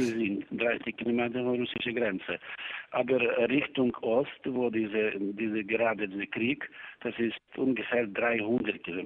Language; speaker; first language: German; non-native, learner; Ukrainian